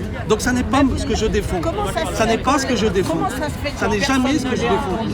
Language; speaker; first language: French; native; French